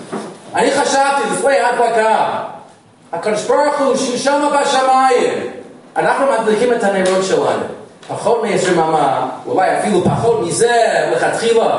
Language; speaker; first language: Hebrew; non-native, fluent; English